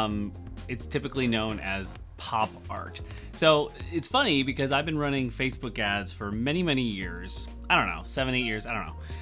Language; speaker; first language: English; native; English